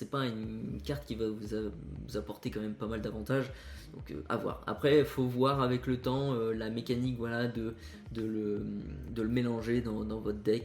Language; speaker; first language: French; native; French